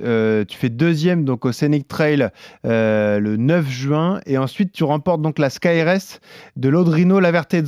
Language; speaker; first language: French; native; French